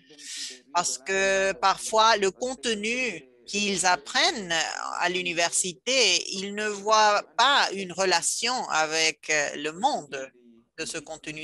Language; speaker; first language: French; non-native, fluent; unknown